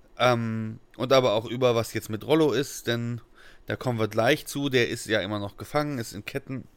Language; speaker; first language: German; native; German